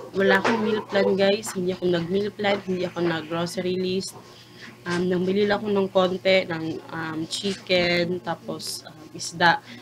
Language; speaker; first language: Filipino; non-native, local second language; Cebuano